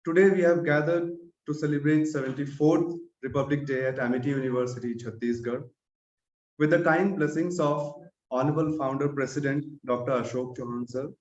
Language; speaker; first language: English; non-native, local second language; Hindi